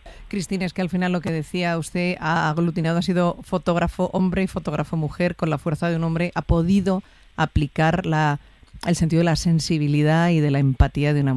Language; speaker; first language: Spanish; native; Spanish